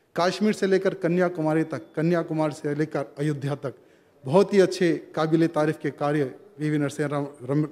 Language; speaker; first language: Hindi; native; Hindi